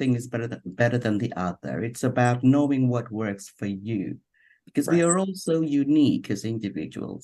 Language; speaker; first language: English; non-native, local second language; Yoruba